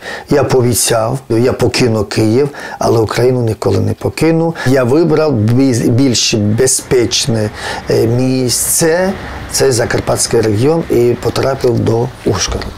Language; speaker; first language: Ukrainian; non-native, fluent; Georgian